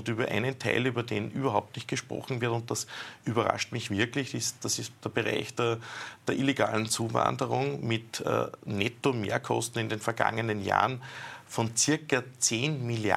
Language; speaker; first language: German; native; German